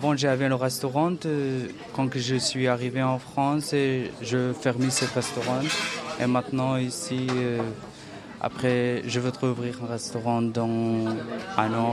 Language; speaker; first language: French; non-native, learner; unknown